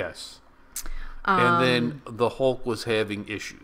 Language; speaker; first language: English; native; English